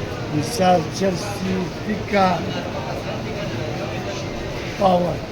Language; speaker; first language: Hindi; non-native, local second language; Pashto